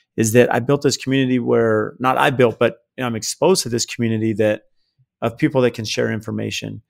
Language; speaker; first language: English; native; English